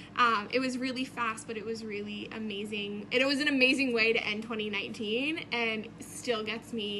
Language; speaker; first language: English; native; English